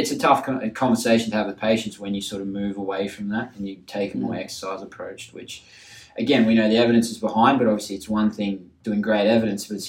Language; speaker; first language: English; native; English